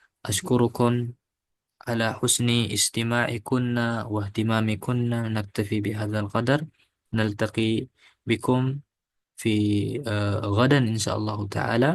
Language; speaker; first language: Arabic; non-native, fluent; Indonesian